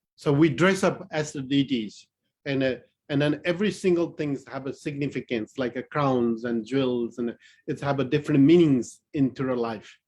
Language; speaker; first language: English; non-native, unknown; Newari